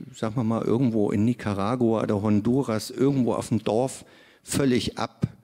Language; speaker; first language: German; native; German